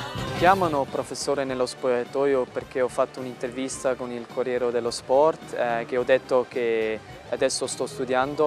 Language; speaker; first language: Italian; non-native, fluent; German